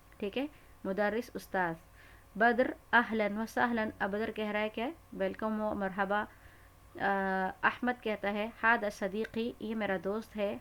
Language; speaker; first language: Urdu; native; Urdu